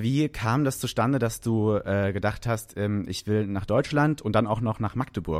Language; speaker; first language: German; native; German